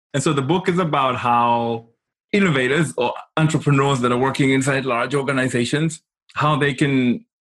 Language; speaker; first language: English; non-native, local second language; Shona